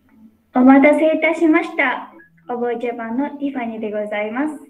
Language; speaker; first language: Japanese; non-native, learner; Indonesian